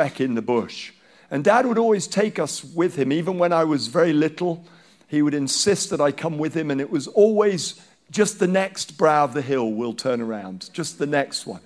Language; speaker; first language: English; non-native, local second language; Hausa